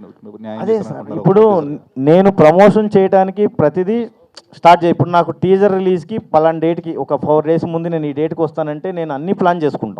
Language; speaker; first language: Telugu; native; Telugu